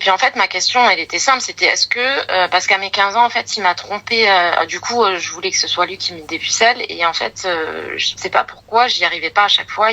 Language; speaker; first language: French; native; French